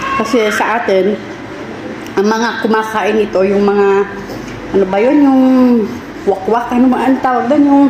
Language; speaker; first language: Filipino; non-native, local second language; Iloko